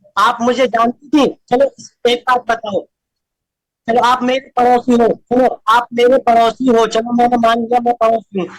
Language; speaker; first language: Hindi; native; Hindi